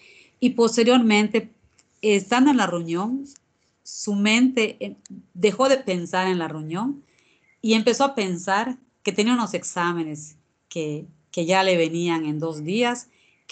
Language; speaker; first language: Spanish; native; Spanish